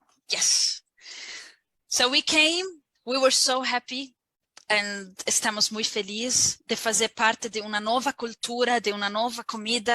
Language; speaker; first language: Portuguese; non-native, learner; Arabic